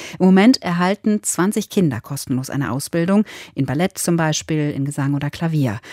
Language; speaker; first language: German; native; German